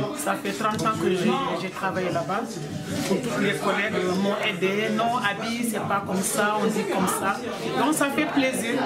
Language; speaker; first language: French; non-native, fluent; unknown